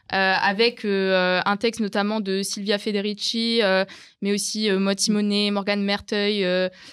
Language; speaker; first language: French; native; French